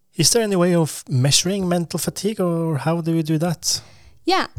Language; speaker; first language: English; non-native, fluent; Portuguese